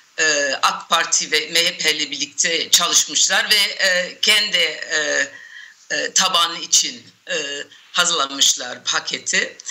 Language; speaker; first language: Turkish; non-native, fluent; English